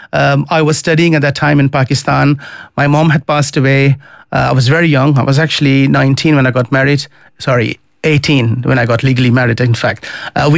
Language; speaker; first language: English; non-native, fluent; Dutch